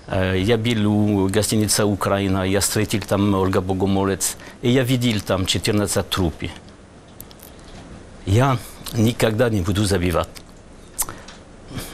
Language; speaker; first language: Ukrainian; non-native, learner; French